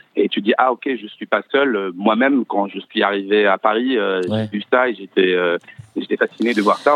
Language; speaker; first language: French; non-native, local second language; Arabic